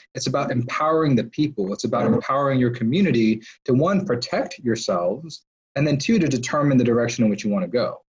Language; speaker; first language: English; native; English